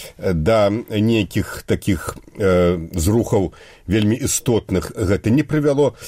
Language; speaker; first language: Belarusian; native; Belarusian